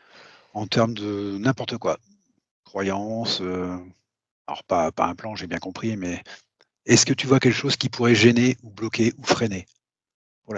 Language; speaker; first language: French; native; French